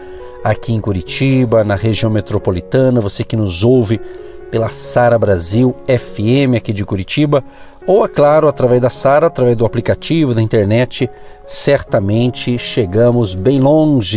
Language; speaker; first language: Portuguese; native; Portuguese